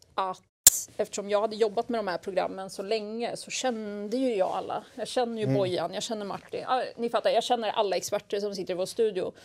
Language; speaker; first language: Swedish; non-native, local second language; Assyrian Neo-Aramaic